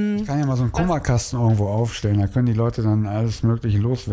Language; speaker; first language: German; native; German